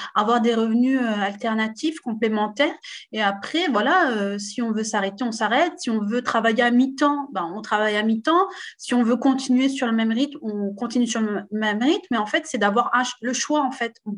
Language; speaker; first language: French; native; French